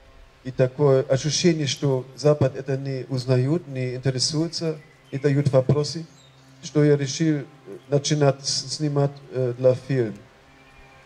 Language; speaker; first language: Russian; non-native, fluent; German